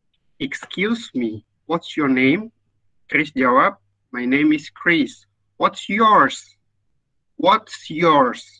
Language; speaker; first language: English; non-native, fluent; Indonesian